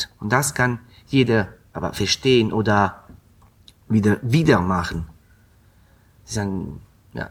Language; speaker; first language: German; non-native, fluent; Italian